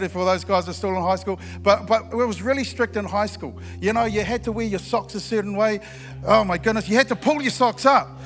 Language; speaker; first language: English; native; English